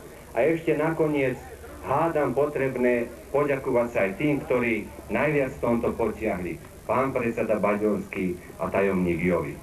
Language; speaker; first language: Slovak; native; Slovak